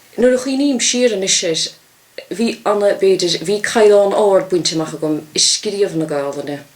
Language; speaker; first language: Irish; non-native, local second language; English